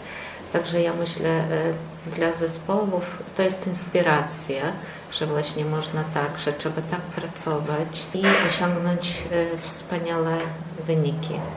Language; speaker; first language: Polish; early bilingual, heritage; Polish